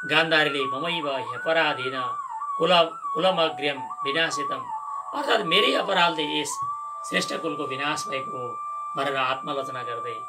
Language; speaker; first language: Nepali; native; Nepali